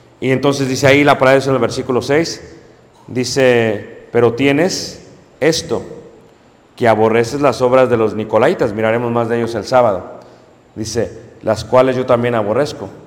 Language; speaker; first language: Spanish; native; Spanish